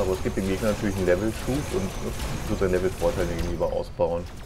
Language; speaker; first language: German; native; German